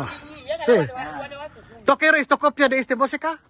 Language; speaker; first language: Spanish; non-native, learner; Filipino